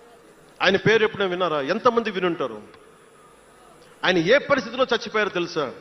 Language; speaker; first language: Telugu; native; Telugu